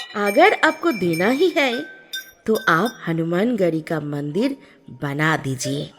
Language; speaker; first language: Hindi; non-native, local second language; Bangla